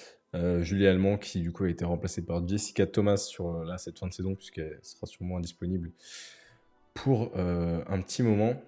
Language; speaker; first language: French; native; French